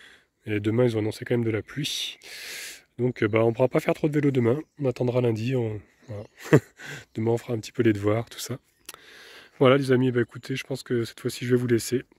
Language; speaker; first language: French; native; French